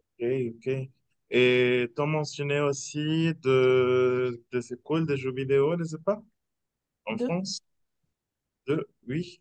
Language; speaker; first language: French; non-native, fluent; Spanish